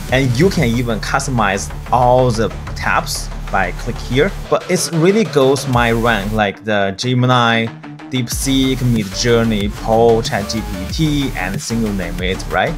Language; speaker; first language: English; non-native, fluent; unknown